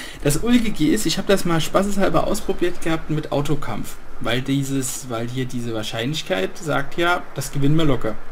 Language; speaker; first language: German; native; German